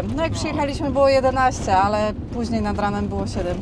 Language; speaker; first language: Polish; native; Polish